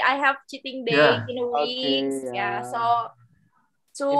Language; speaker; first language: English; non-native, local second language; Indonesian